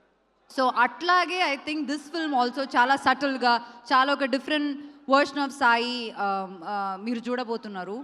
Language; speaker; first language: Telugu; non-native, local second language; Malayalam